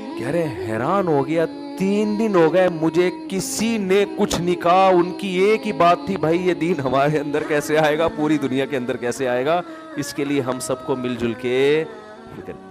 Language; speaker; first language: Urdu; native; Urdu